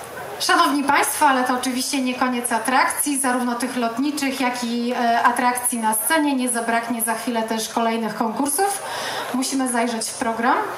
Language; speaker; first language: Polish; native; Polish